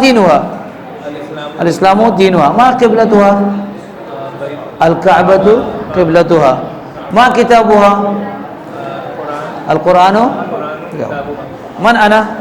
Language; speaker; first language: Arabic; non-native, fluent; Urdu